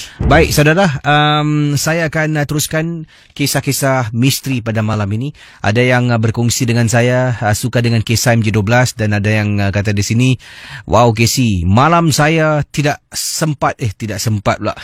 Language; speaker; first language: Malay; native; Malay